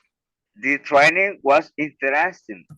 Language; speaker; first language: English; non-native, learner; Spanish